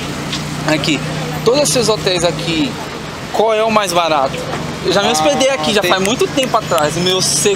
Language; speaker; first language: Portuguese; non-native, learner; Spanish